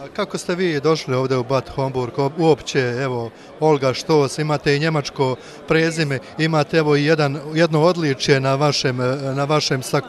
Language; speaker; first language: Croatian; native; Croatian